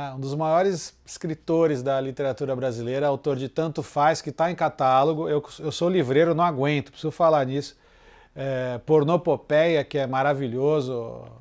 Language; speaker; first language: Portuguese; native; Portuguese